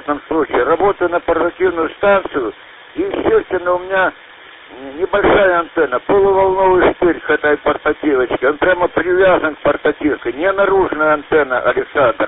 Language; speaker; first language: Russian; native; Russian